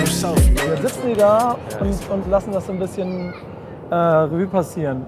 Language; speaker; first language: German; native; German